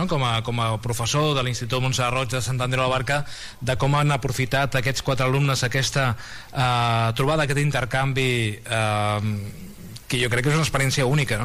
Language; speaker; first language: Catalan; native; Catalan